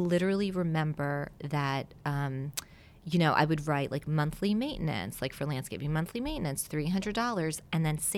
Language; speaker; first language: English; native; English